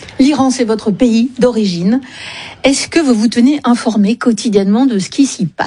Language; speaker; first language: French; native; French